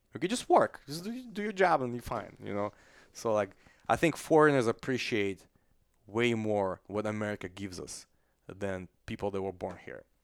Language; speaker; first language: English; non-native, fluent; Russian